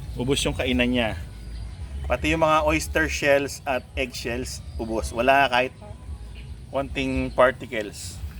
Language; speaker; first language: Filipino; native; Filipino